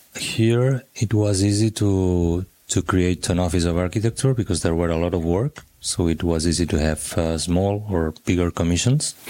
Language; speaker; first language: English; non-native, fluent; Catalan